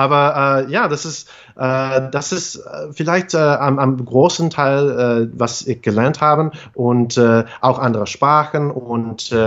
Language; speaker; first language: German; non-native, fluent; English